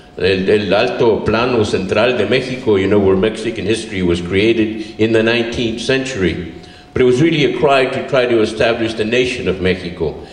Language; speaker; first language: English; early bilingual, other home language; Spanish